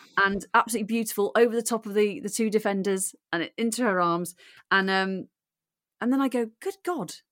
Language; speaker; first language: English; native; English